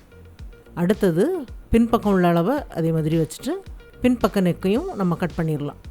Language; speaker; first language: Tamil; native; Tamil